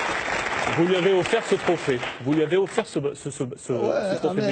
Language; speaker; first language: French; native; French